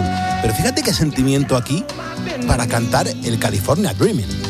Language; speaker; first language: Spanish; native; Spanish